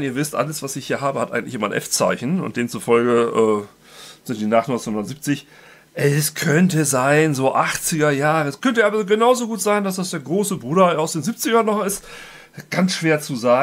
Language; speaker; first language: German; native; German